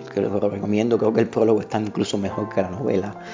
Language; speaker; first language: Spanish; native; Spanish